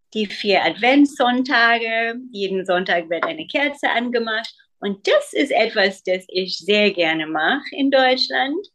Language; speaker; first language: German; non-native, fluent; English